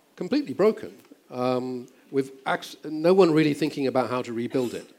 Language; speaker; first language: English; native; English